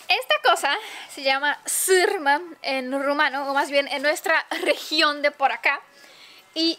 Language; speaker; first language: Spanish; non-native, fluent; Romanian